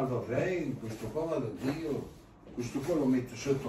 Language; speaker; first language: Italian; native; Italian